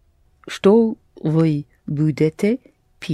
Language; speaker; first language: Russian; non-native, learner; English